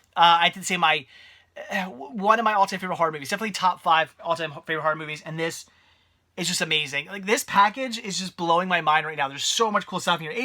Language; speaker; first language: English; native; English